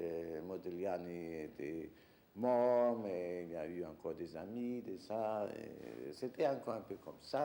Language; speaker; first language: French; non-native, fluent; German